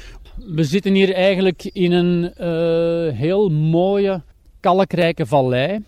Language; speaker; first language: Dutch; native; Dutch